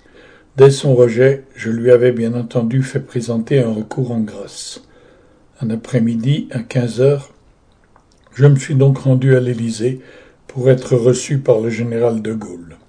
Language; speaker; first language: French; native; French